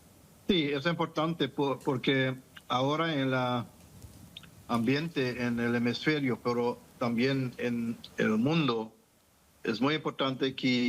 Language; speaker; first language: Spanish; non-native, fluent; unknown